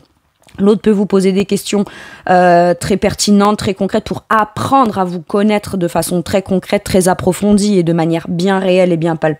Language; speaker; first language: French; native; French